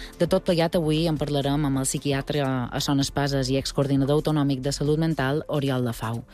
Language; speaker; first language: Catalan; native; Catalan